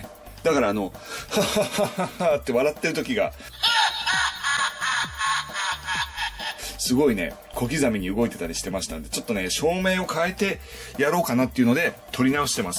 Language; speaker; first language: Japanese; native; Japanese